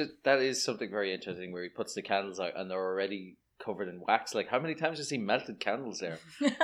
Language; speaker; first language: English; native; English